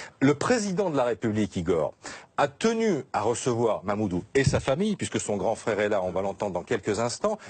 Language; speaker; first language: French; native; French